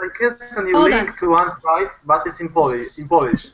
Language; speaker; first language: English; non-native, learner; Polish